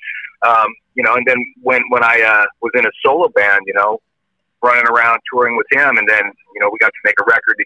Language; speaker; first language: English; native; English